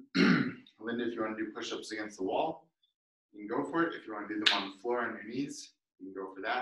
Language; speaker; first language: English; native; English